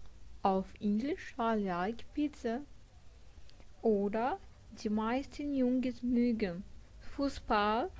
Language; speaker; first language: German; non-native, fluent; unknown